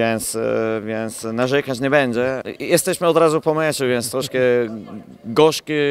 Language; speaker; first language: Polish; non-native, learner; Italian